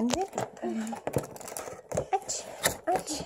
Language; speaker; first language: Turkish; non-native, learner; Russian